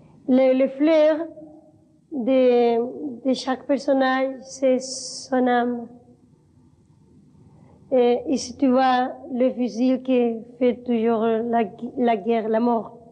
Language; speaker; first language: French; non-native, learner; Spanish